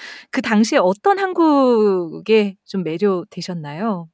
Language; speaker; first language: Korean; native; Korean